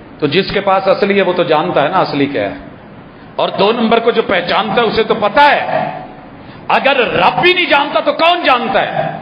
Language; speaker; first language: Urdu; non-native, local second language; Punjabi